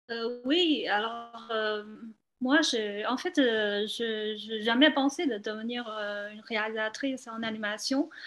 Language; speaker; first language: French; non-native, fluent; Chinese